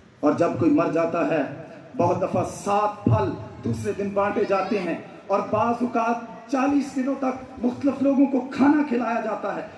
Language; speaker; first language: Urdu; non-native, local second language; Punjabi